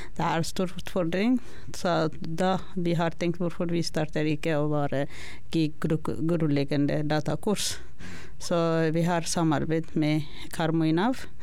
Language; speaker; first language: Norwegian; non-native, learner; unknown